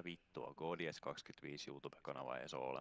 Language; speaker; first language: Finnish; native; Finnish